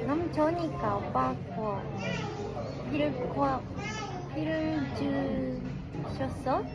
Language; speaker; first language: Korean; non-native, learner; Japanese